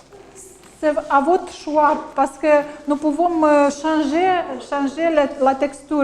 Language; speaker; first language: French; non-native, learner; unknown